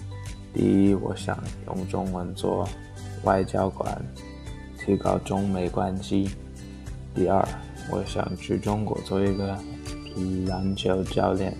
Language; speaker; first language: Chinese; non-native, fluent; English